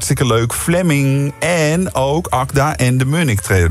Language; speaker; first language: Dutch; native; Dutch